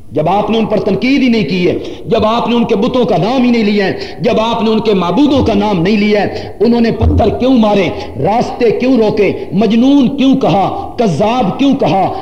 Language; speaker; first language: Urdu; non-native, local second language; Punjabi